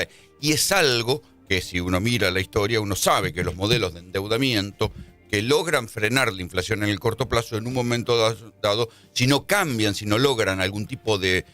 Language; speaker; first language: Spanish; native; Spanish